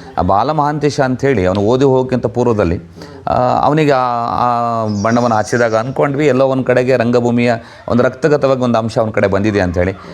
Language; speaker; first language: Kannada; non-native, local second language; Konkani